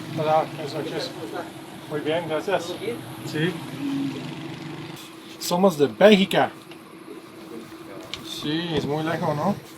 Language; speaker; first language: Spanish; non-native, learner; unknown